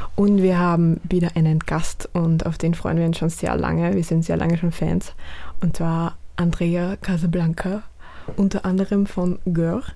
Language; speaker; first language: German; native; German